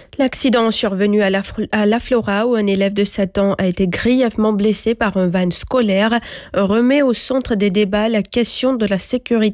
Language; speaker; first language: French; non-native, local second language; Morisyen